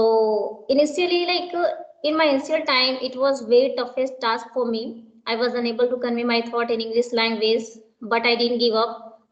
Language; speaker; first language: English; non-native, local second language; Hindi